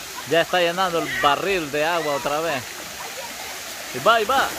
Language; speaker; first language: Spanish; native; Spanish